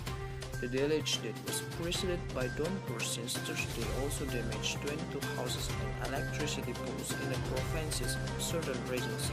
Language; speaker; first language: English; non-native, learner; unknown